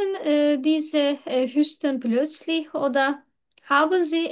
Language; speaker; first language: German; non-native, learner; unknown